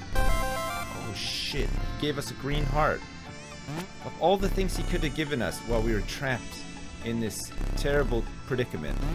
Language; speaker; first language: English; native; English